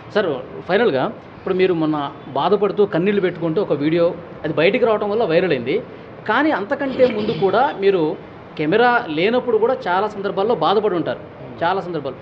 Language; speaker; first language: Telugu; native; Telugu